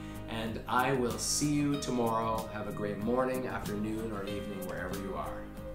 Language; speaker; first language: English; native; English